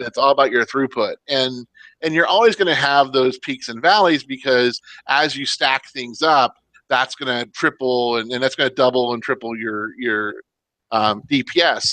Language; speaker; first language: English; native; English